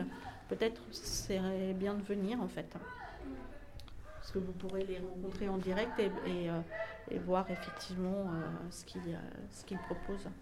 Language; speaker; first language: French; native; French